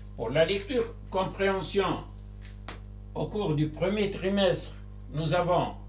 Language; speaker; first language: French; non-native, local second language; Arabic